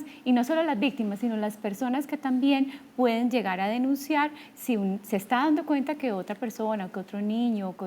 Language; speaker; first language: Spanish; native; Spanish